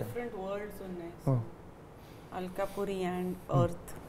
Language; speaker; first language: Telugu; non-native, fluent; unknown